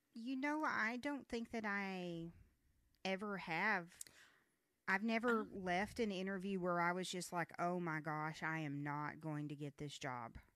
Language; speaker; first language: English; native; English